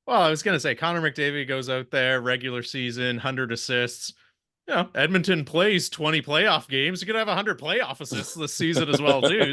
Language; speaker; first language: English; native; English